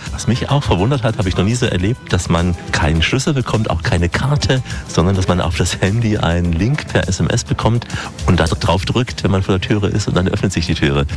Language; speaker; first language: German; native; German